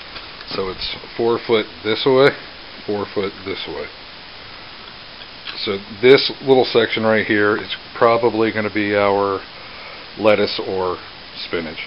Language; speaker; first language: English; native; English